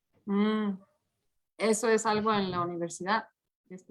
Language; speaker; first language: Spanish; early bilingual, heritage; English